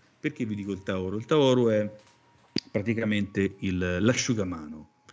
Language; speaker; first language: Italian; native; Italian